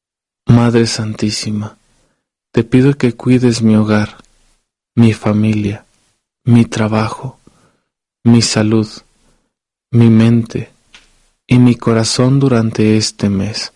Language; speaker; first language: Spanish; native; Spanish